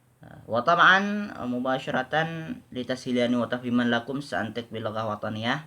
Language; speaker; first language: Arabic; non-native, learner; Indonesian